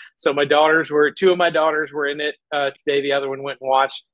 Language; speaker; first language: English; native; English